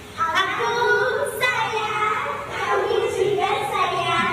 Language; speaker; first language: Indonesian; non-native, learner; English